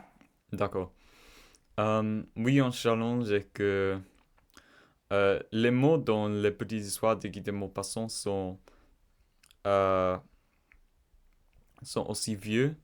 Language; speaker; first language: French; non-native, learner; English